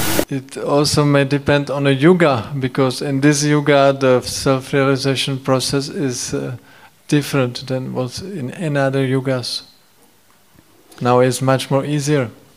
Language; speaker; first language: English; non-native, fluent; Czech